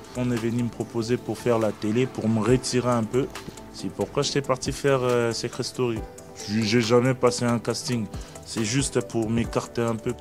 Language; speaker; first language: French; non-native, local second language; Lingala